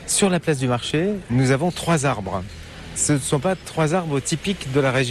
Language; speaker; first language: French; native; French